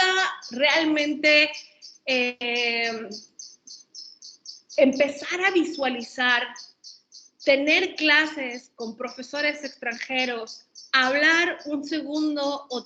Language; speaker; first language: Spanish; native; Spanish